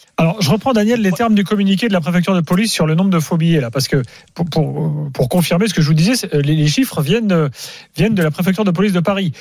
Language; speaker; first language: French; native; French